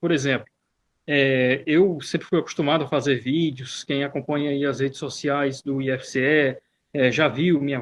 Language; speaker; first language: Portuguese; native; Portuguese